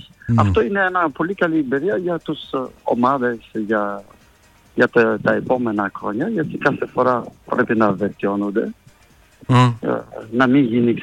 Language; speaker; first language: Greek; non-native, fluent; French